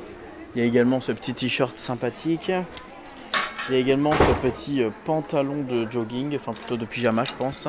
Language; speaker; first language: French; native; French